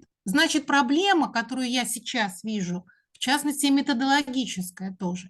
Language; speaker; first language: Russian; native; Russian